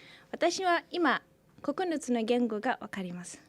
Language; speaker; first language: Japanese; non-native, fluent; Hausa